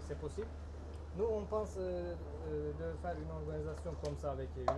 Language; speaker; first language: French; non-native, fluent; Turkish